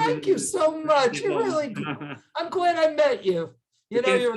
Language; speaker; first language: English; native; English